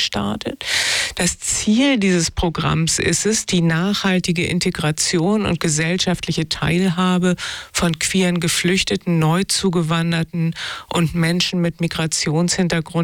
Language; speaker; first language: German; native; German